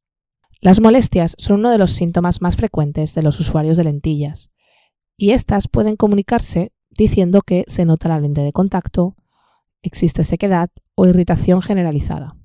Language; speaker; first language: Spanish; native; Spanish